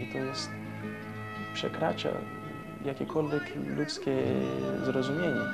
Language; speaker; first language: Polish; non-native, fluent; Portuguese